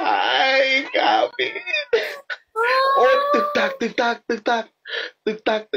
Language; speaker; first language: English; non-native, learner; Thai